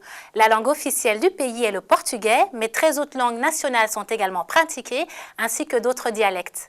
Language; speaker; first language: French; native; French